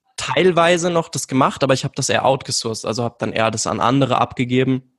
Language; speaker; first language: German; native; German